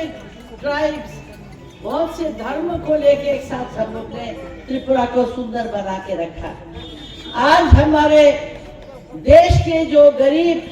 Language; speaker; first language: Hindi; non-native, local second language; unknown